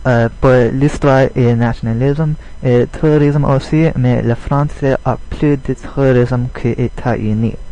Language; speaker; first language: French; non-native, learner; English